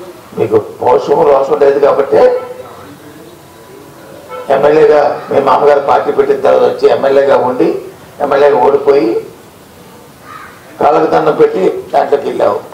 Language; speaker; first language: Telugu; native; Telugu